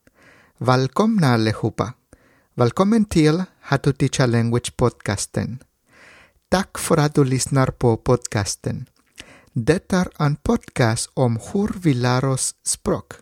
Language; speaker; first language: Swedish; non-native, learner; Spanish